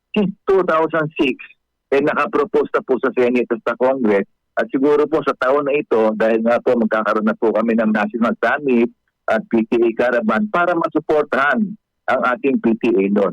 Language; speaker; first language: Filipino; native; Filipino